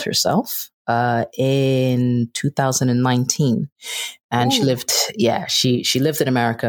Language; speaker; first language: English; native; English